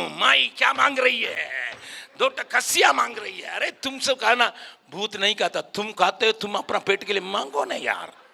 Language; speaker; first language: Hindi; non-native, local second language; Tamil